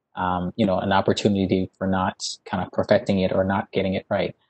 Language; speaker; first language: English; native; English